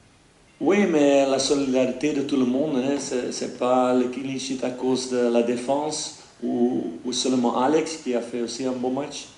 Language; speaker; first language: French; non-native, fluent; Dutch